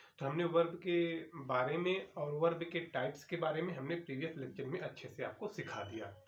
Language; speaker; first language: Hindi; native; Hindi